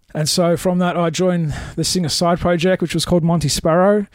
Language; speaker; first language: English; native; English